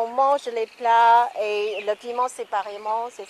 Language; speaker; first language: French; non-native, fluent; Chinese